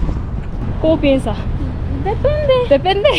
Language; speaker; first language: Spanish; non-native, learner; Korean